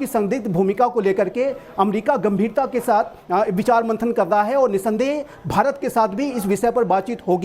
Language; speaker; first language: Hindi; native; Hindi